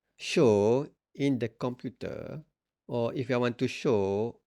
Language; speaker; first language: English; non-native, local second language; Malay